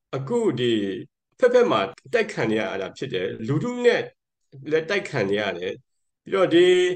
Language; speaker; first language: Burmese; non-native, local second language; Karen languages